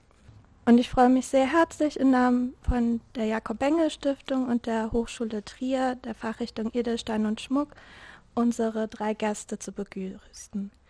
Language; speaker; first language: German; native; German